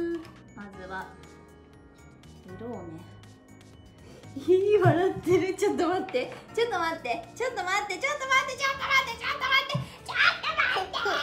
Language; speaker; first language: Japanese; native; Japanese